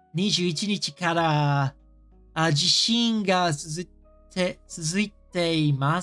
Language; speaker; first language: Japanese; non-native, learner; English